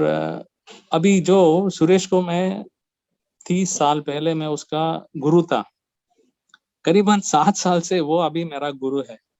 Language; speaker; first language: Hindi; non-native, local second language; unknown